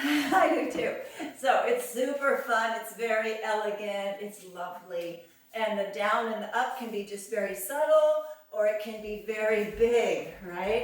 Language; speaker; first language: English; native; English